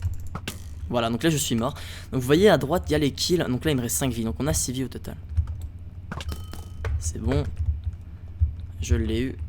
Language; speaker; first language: French; native; French